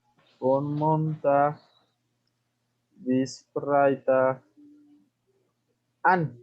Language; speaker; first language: German; non-native, learner; Spanish